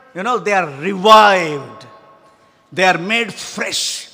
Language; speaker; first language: English; non-native, local second language; Telugu